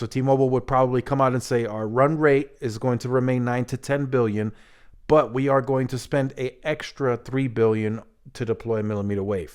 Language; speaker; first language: English; native; English